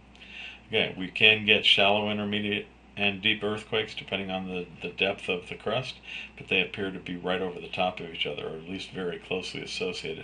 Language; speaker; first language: English; native; English